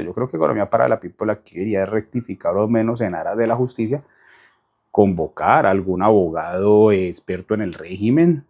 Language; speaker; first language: Spanish; native; Spanish